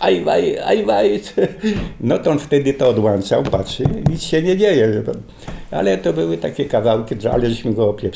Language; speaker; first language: Polish; native; Polish